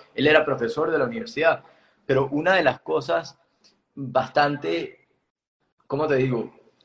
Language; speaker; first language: Spanish; native; Spanish